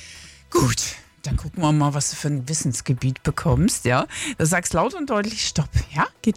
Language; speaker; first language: German; native; German